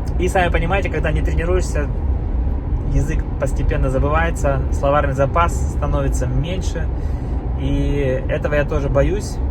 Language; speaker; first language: Russian; native; Russian